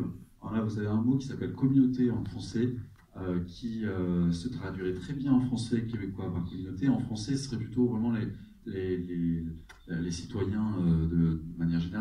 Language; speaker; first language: French; native; French